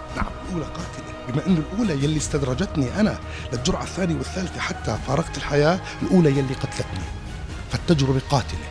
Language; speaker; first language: Arabic; native; Arabic